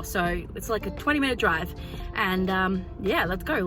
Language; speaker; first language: English; native; English